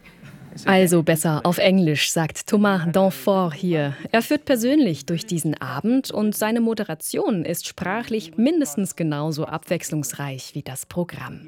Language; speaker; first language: German; native; German